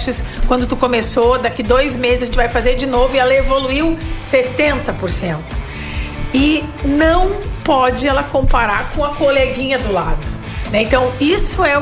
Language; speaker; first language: Portuguese; native; Portuguese